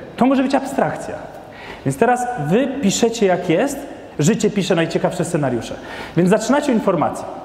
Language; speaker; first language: Polish; non-native, fluent; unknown